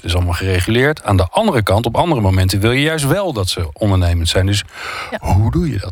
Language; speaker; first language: Dutch; native; Dutch